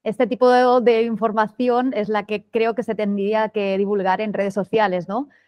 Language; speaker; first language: Spanish; non-native, local second language; Catalan